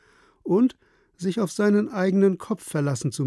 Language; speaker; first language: German; native; German